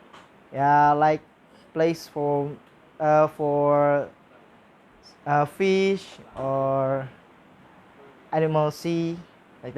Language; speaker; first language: English; non-native, learner; Indonesian